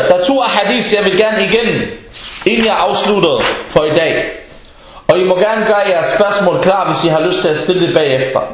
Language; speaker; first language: Danish; non-native, local second language; Arabic